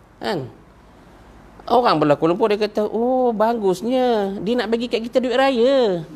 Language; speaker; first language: Malay; native; Malay